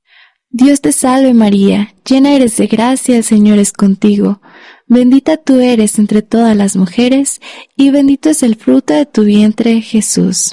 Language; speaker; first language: Spanish; native; Spanish